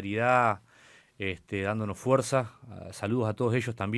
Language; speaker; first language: Spanish; native; Spanish